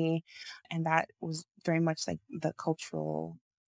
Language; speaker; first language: English; non-native, local second language; Yoruba